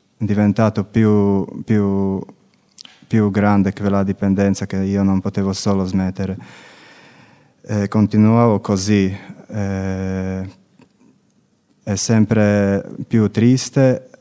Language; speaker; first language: Italian; non-native, learner; Slovak